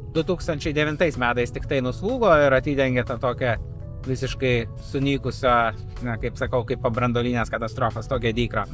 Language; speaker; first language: Lithuanian; native; Lithuanian